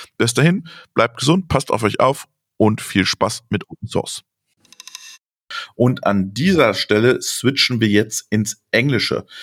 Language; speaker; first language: German; native; German